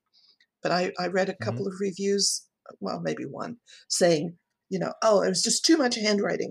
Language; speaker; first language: English; native; English